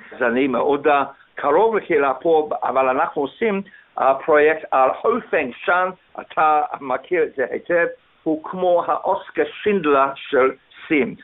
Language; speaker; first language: Hebrew; non-native, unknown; English